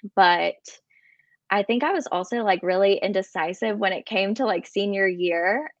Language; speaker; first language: English; native; English